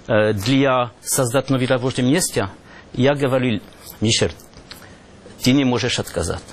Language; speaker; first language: Russian; non-native, learner; French